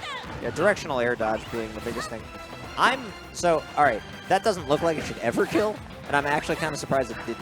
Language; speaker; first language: English; native; English